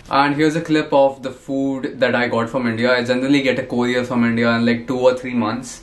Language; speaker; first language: English; non-native, local second language; Hindi